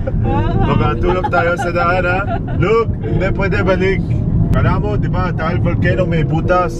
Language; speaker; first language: Filipino; non-native, learner; Arabic